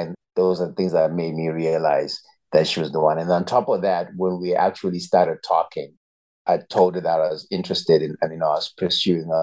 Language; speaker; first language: English; non-native, local second language; Shona